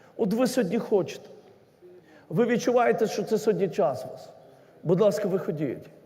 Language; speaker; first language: Ukrainian; native; Ukrainian